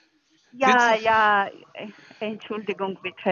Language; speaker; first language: German; non-native, learner; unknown